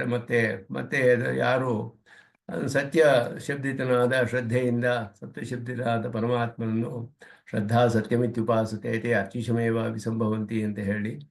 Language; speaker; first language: Kannada; native; Kannada